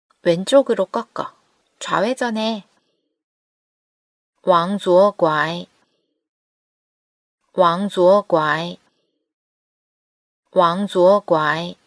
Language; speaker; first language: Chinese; non-native, fluent; Korean